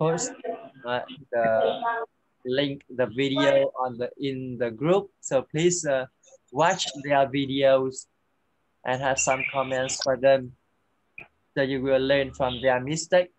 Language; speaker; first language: English; non-native, fluent; Vietnamese